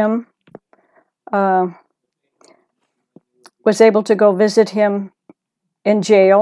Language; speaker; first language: English; native; English